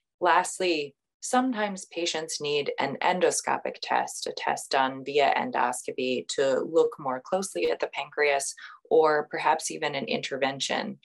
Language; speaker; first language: English; native; English